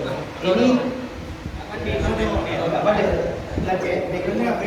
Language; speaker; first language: Indonesian; non-native, local second language; Achinese